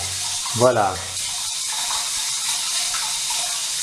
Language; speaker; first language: French; non-native, fluent; Spanish